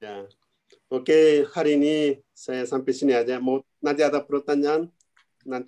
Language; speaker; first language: Indonesian; non-native, learner; Korean